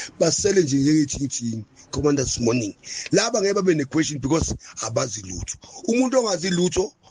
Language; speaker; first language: Zulu; native; Zulu